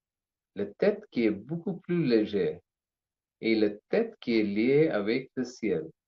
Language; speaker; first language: French; non-native, learner; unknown